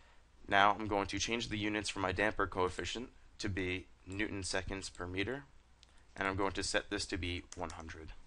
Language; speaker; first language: English; native; English